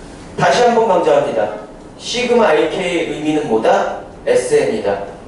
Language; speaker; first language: Korean; native; Korean